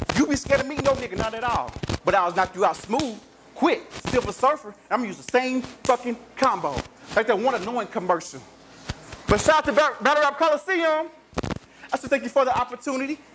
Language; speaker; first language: English; native; English